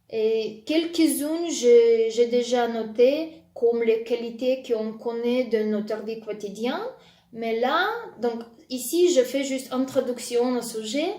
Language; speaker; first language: French; non-native, fluent; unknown